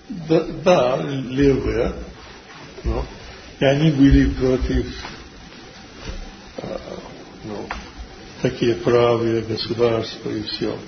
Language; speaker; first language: Russian; non-native, fluent; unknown